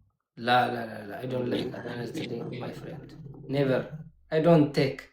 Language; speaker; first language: English; non-native, learner; Tigrinya